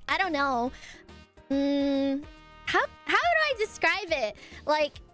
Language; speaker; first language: English; native; English